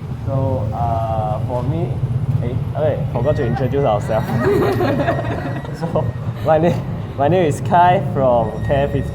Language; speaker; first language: English; non-native, learner; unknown